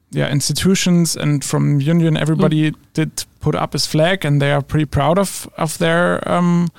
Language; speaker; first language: English; non-native, fluent; German